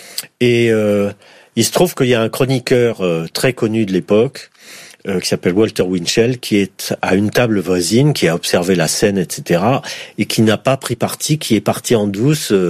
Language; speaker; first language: French; native; French